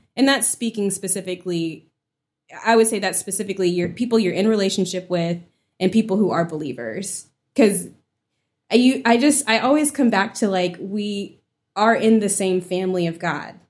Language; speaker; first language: English; native; English